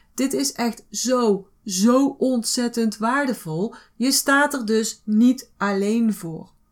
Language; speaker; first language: Dutch; native; Dutch